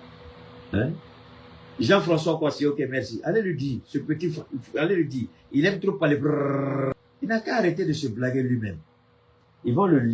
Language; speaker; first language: French; native; French